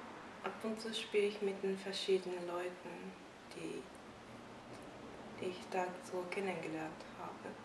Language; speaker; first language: German; non-native, fluent; Japanese